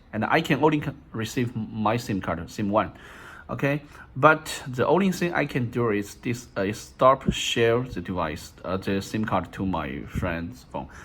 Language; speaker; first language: English; non-native, learner; Chinese